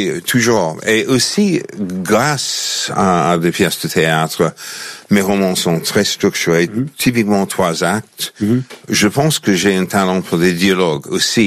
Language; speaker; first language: French; non-native, fluent; English